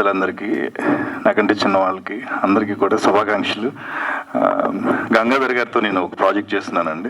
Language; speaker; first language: Telugu; native; Telugu